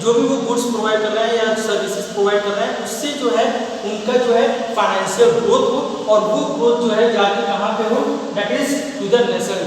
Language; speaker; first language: Hindi; native; Hindi